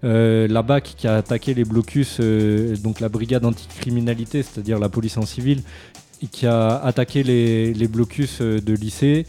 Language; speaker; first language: French; native; French